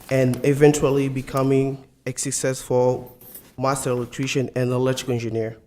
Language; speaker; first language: English; non-native, fluent; Portuguese